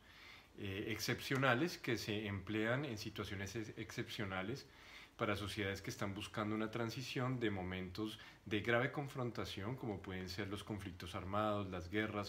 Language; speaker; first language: Spanish; native; Spanish